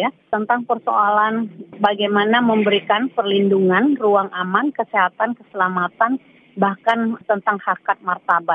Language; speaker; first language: Indonesian; native; Indonesian